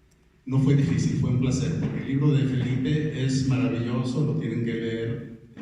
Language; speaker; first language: Spanish; native; Spanish